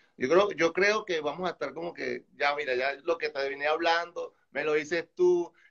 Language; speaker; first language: Spanish; native; Spanish